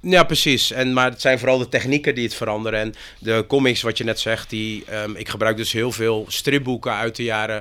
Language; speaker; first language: Dutch; native; Dutch